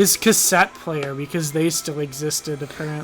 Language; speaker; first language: English; native; English